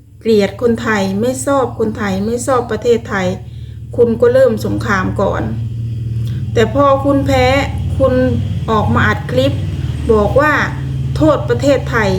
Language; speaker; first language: Thai; non-native, local second language; Lao